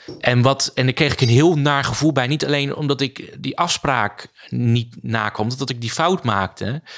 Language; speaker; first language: Dutch; native; Dutch